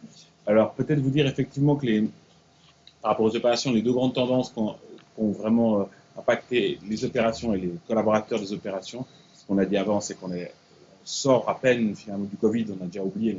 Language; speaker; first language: French; native; French